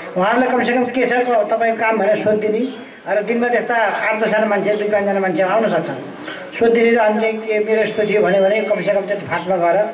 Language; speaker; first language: Nepali; native; Nepali